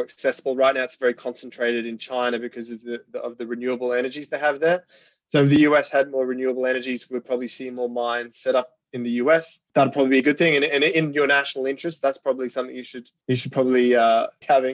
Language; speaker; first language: English; native; English